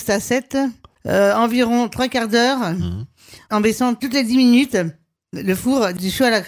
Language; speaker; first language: French; native; French